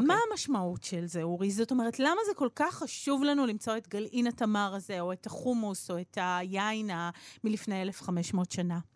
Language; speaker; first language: Hebrew; native; Hebrew